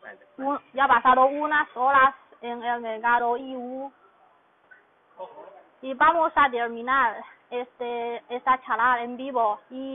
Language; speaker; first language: Spanish; non-native, learner; Chinese